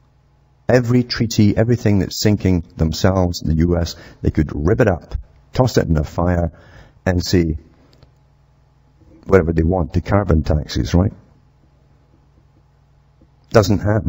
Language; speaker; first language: English; native; English